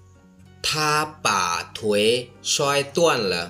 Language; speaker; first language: Chinese; non-native, fluent; Lao